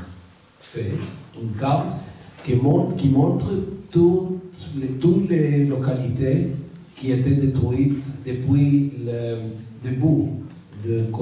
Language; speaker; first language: French; non-native, learner; Hebrew